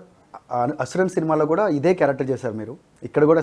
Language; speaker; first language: Telugu; native; Telugu